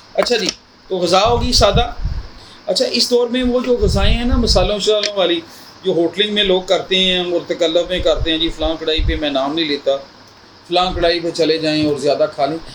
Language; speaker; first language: Urdu; non-native, local second language; Punjabi